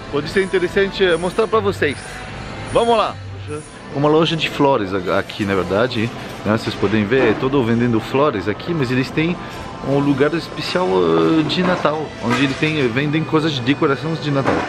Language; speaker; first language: Portuguese; non-native, fluent; French